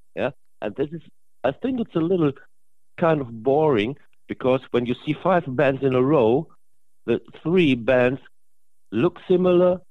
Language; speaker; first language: English; non-native, learner; German